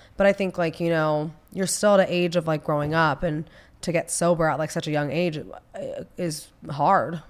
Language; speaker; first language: English; native; English